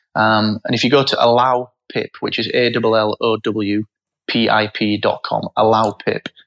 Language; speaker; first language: English; native; English